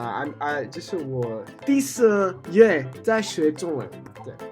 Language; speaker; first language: Chinese; non-native, learner; English